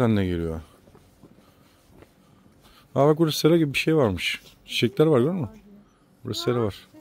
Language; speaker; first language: Turkish; native; Turkish